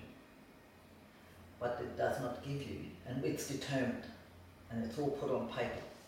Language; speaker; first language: English; native; English